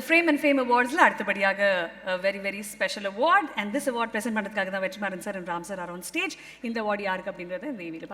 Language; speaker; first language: Tamil; native; Tamil